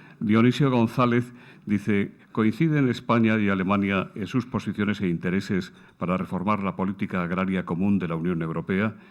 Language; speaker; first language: Spanish; native; Spanish